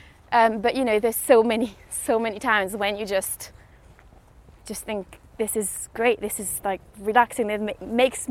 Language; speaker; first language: English; non-native, fluent; French